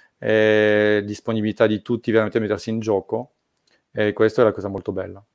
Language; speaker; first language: Italian; non-native, fluent; French